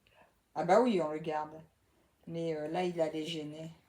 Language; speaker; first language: French; native; French